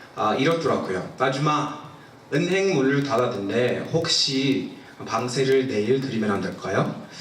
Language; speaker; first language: Korean; non-native, fluent; English